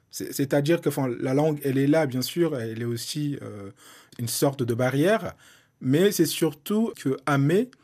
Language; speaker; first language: French; non-native, local second language; Soninke